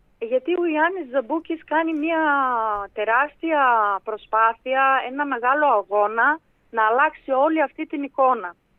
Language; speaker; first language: Greek; non-native, fluent; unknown